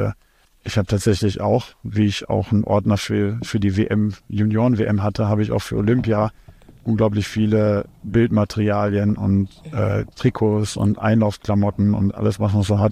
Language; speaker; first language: German; native; German